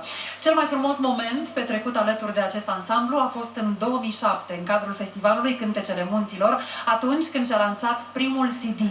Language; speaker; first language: Romanian; native; Romanian